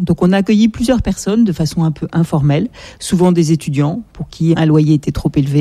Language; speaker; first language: French; native; French